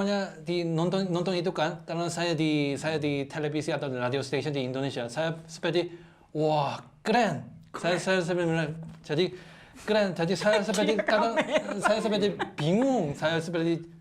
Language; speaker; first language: Indonesian; non-native, learner; Korean